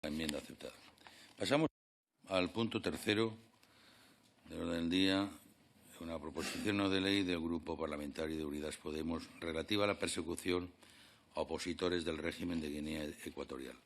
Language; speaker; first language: Spanish; native; Spanish